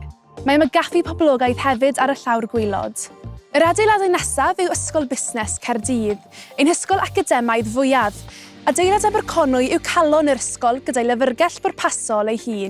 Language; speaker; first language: Welsh; native; Welsh